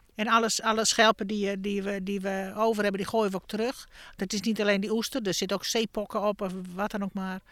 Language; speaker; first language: Dutch; native; Dutch